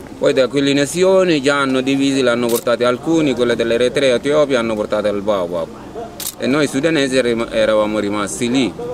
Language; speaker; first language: Italian; non-native, fluent; Arabic